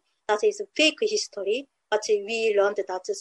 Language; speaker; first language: English; non-native, learner; Korean